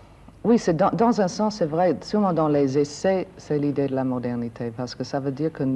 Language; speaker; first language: French; non-native, fluent; English